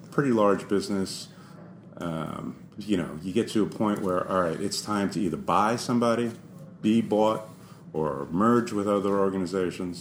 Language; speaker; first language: English; native; English